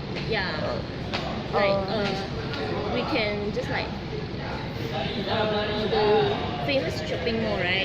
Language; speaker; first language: English; non-native, local second language; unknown